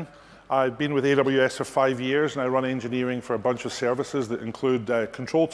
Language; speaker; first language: English; native; English